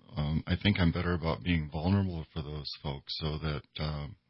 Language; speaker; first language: English; native; English